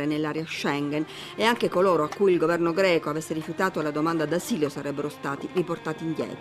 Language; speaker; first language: Italian; native; Italian